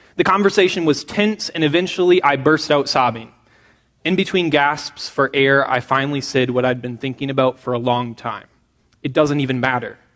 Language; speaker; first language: English; native; English